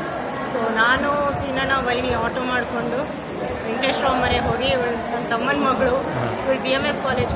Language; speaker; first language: Kannada; native; Kannada